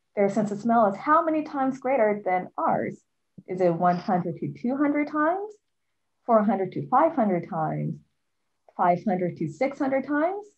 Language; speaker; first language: English; native; English